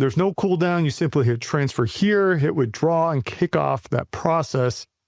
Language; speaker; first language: English; native; English